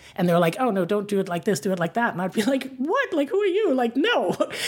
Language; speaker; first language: English; non-native, fluent; Danish